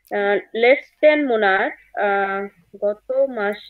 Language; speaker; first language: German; non-native, learner; Bangla